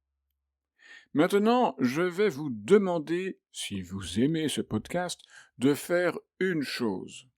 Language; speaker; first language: French; native; French